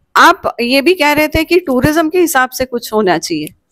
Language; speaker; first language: Hindi; non-native, local second language; Marathi